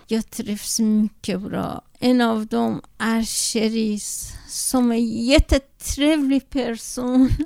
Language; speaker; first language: Swedish; non-native, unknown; Persian